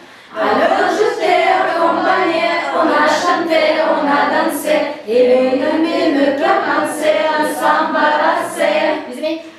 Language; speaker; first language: French; non-native, fluent; Russian